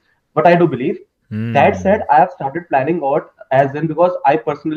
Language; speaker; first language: English; non-native, local second language; Hindi